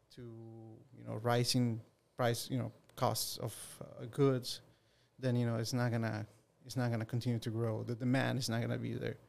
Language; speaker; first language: English; non-native, fluent; Spanish